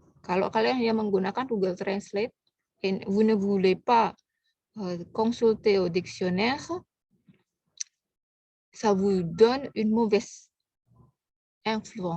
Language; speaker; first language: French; non-native, fluent; Indonesian